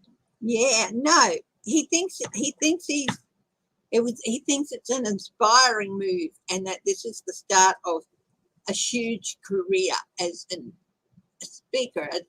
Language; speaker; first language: English; native; English